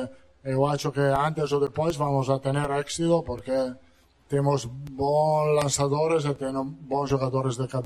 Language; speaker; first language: Portuguese; non-native, learner; Italian